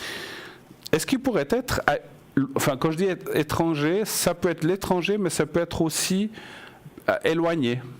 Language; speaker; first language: French; native; French